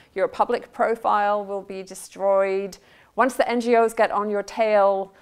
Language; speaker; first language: English; native; English